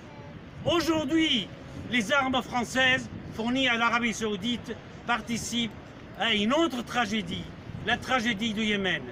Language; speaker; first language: French; non-native, fluent; Arabic